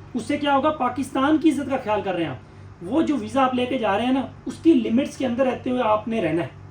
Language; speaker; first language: Urdu; non-native, local second language; Saraiki